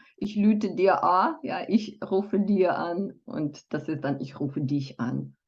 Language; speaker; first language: German; non-native, fluent; Romanian